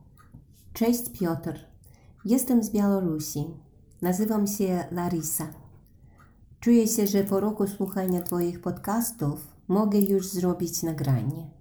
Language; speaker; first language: Polish; non-native, learner; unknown